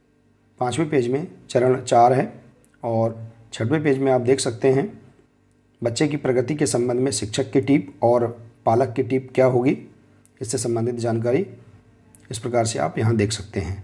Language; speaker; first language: Hindi; native; Hindi